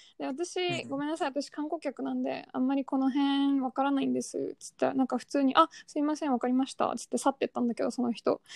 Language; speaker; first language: Japanese; early bilingual, other home language; Russian